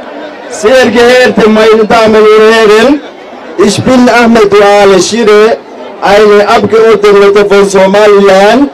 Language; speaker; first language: German; non-native, learner; Somali